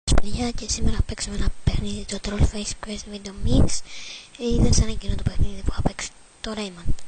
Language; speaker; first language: Greek; native; Greek